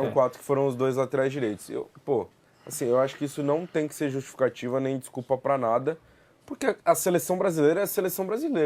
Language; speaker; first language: Portuguese; native; Portuguese